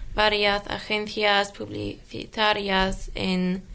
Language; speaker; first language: Spanish; non-native, learner; German